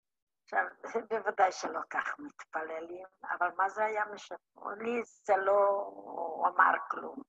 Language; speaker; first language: Hebrew; non-native, fluent; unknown